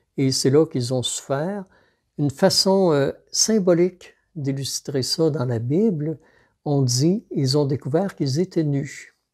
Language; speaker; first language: French; native; French